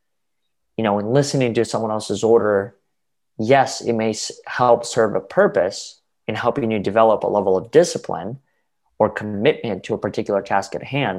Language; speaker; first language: English; early bilingual, other home language; Russian